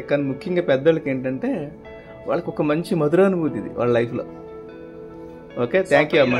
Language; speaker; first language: Telugu; native; Telugu